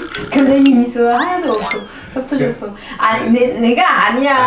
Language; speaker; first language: Korean; non-native, fluent; French